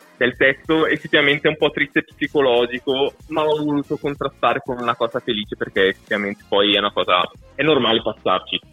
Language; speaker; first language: Italian; native; Italian